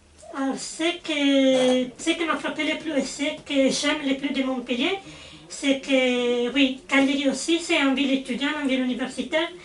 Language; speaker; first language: French; non-native, fluent; Italian